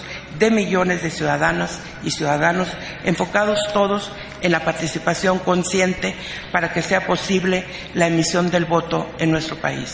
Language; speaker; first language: Spanish; native; Spanish